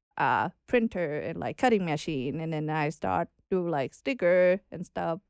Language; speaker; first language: English; non-native, learner; Thai